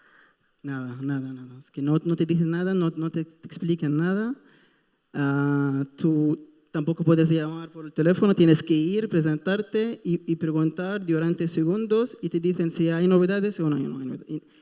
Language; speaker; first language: Spanish; non-native, fluent; Arabic